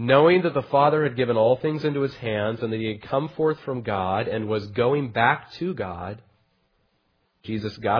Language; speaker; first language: English; native; English